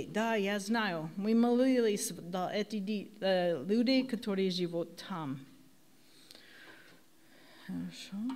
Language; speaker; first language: Russian; non-native, learner; English